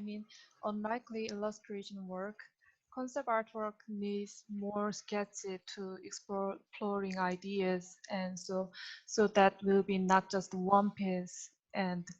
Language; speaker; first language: English; non-native, learner; Korean